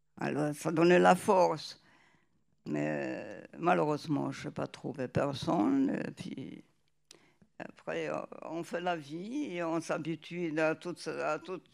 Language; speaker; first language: French; non-native, fluent; Polish